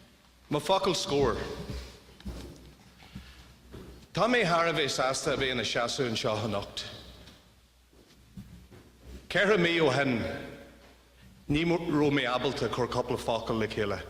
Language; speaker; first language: Irish; non-native, learner; English